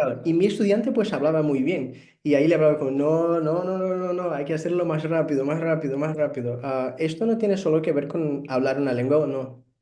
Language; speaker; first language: Spanish; non-native, fluent; Portuguese